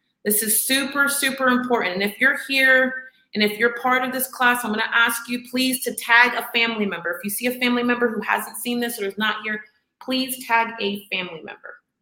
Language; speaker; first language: English; early bilingual, other home language; Spanish